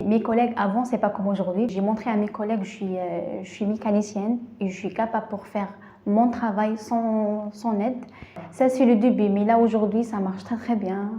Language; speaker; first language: French; non-native, learner; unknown